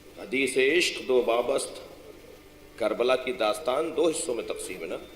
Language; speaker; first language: Urdu; non-native, local second language; Sindhi